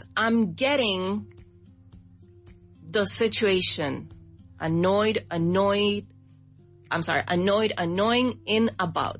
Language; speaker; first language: English; non-native, fluent; Spanish